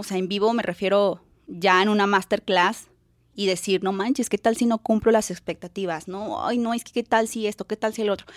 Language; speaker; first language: Spanish; native; Spanish